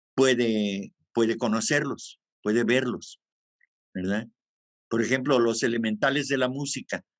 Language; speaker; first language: Spanish; native; Spanish